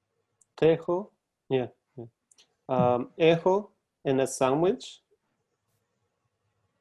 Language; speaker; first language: Greek; non-native, learner; English